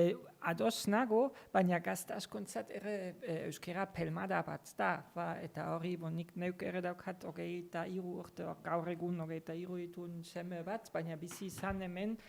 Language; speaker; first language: Basque; non-native, fluent; German